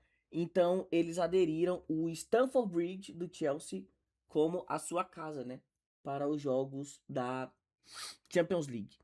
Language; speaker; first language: Portuguese; native; Portuguese